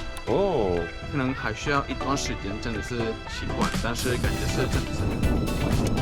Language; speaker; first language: Chinese; non-native, fluent; Swedish